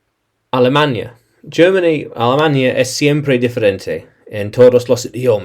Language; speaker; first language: Spanish; non-native, learner; English